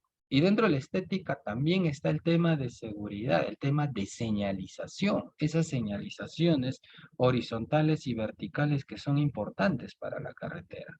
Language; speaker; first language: Spanish; native; Spanish